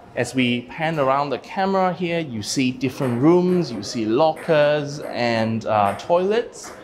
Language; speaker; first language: English; non-native, local second language; Cantonese